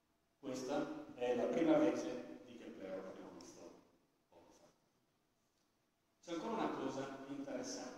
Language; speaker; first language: Italian; native; Italian